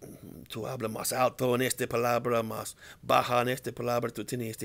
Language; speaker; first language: Spanish; non-native, learner; English